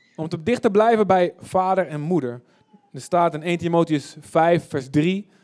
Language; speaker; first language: Dutch; early bilingual, other home language; Indonesian